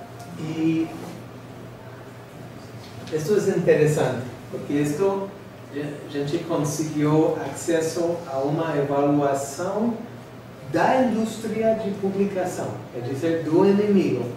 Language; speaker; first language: Portuguese; non-native, fluent; English